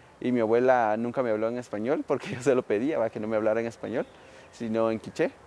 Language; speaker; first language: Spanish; native; Spanish